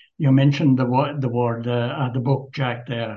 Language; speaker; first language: English; native; English